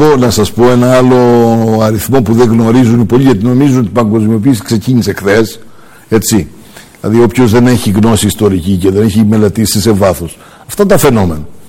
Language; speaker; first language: Greek; early bilingual, heritage; Greek